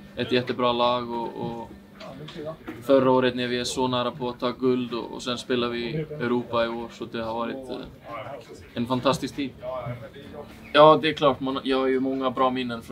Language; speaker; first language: Swedish; non-native, fluent; Icelandic